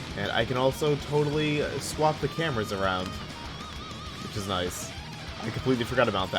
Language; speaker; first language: English; native; English